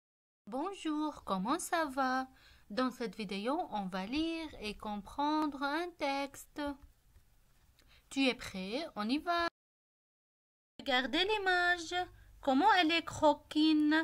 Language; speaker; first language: French; non-native, local second language; Arabic